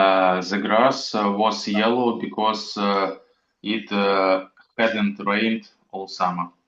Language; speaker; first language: English; non-native, learner; Russian